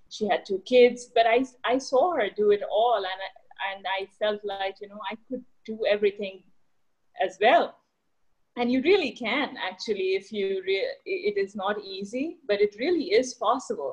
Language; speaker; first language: English; non-native, local second language; Bangla